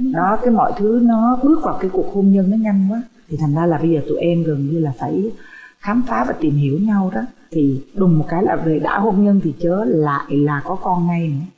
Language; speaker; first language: Vietnamese; native; Vietnamese